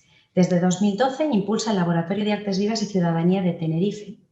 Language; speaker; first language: Spanish; native; Spanish